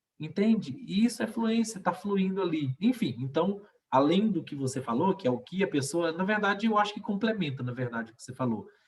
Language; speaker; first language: Portuguese; native; Portuguese